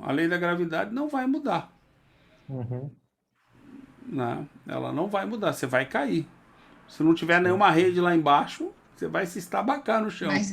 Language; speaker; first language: Portuguese; native; Portuguese